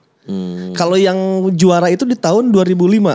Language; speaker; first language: Indonesian; native; Indonesian